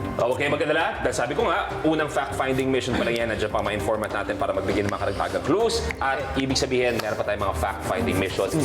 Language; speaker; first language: Filipino; native; Filipino